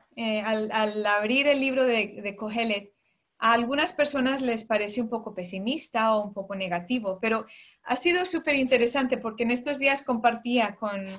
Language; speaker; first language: Spanish; early bilingual, heritage; Spanish